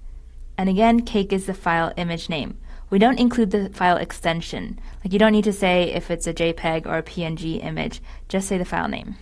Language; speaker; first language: English; native; English